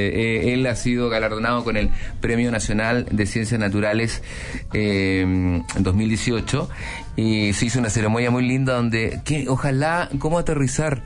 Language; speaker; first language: Spanish; native; Spanish